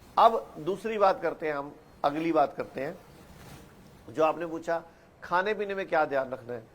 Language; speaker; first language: Hindi; native; Hindi